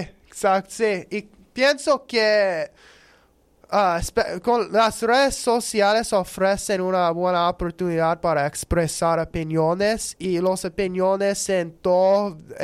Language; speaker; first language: Spanish; non-native, fluent; English